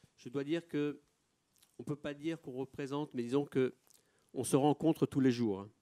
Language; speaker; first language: French; non-native, fluent; Italian